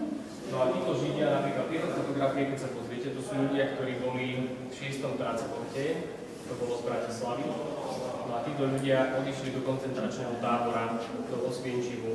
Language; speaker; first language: Slovak; native; Slovak